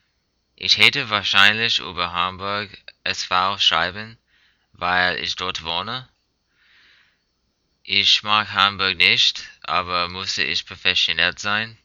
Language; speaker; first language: German; non-native, learner; English